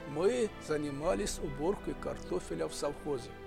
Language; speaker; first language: Russian; non-native, local second language; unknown